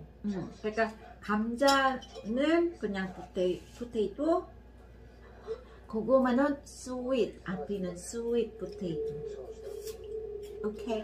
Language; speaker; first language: Korean; non-native, learner; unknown